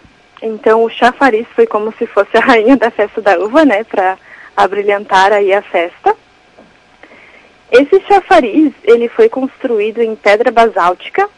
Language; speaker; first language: Portuguese; native; Portuguese